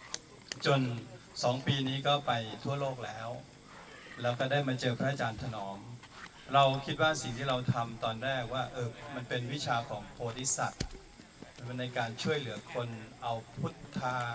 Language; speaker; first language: Thai; native; Thai